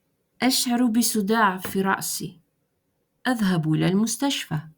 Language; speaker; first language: Arabic; non-native, fluent; Russian